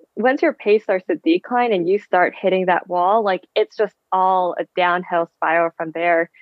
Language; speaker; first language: English; early bilingual, other home language; Vietnamese